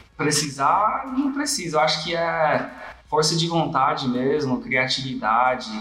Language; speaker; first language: Portuguese; non-native, fluent; English